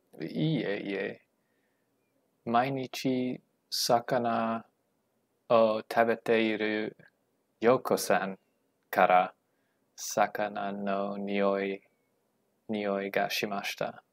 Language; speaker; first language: Japanese; non-native, learner; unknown